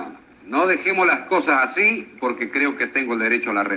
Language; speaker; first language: Spanish; native; Spanish